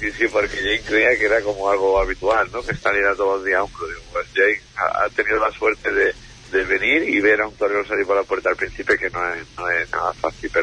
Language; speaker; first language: Spanish; native; Spanish